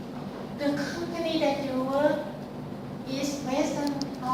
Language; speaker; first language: English; non-native, learner; Thai